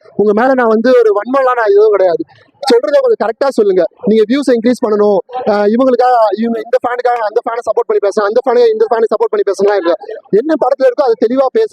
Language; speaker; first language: Tamil; native; Tamil